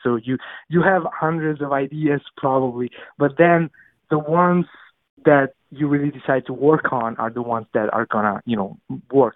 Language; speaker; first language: English; non-native, fluent; Italian